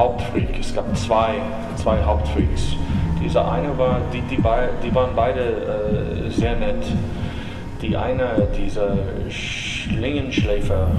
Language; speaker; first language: German; non-native, fluent; English